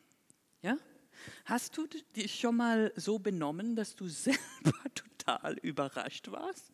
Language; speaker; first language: German; non-native, fluent; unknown